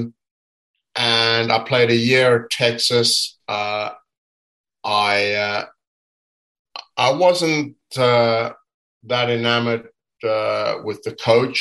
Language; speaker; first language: English; native; English